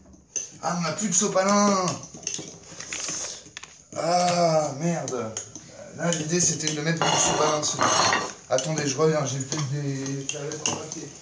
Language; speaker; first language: French; native; French